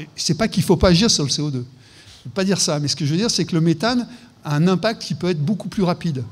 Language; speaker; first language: French; native; French